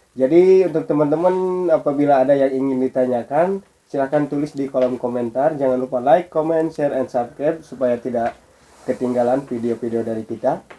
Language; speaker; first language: Indonesian; native; Indonesian